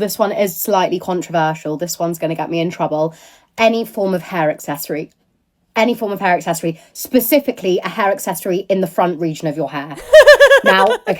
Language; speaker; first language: English; native; English